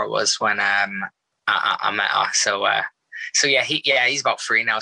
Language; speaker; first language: English; native; English